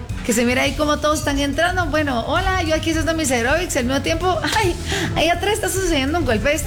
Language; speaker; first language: Spanish; native; Spanish